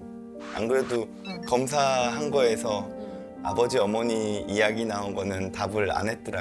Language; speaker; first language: Korean; native; Korean